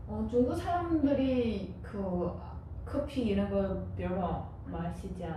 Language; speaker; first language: Korean; non-native, fluent; Chinese